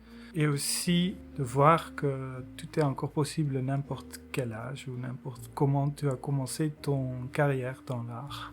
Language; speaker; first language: French; non-native, local second language; Dutch